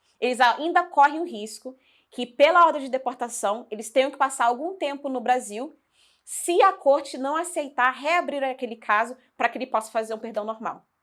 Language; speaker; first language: Portuguese; early bilingual, heritage; Portuguese